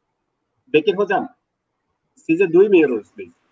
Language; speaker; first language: Turkish; non-native, learner; Bangla